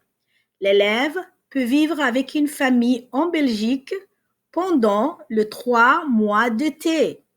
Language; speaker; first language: French; non-native, fluent; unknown